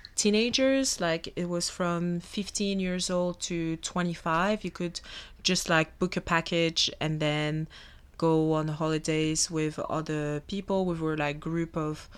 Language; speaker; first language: English; non-native, fluent; French